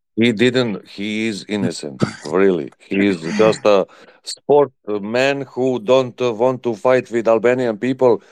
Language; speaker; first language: English; non-native, learner; Serbian